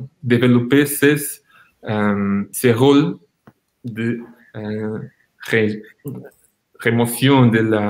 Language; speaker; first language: French; non-native, fluent; Portuguese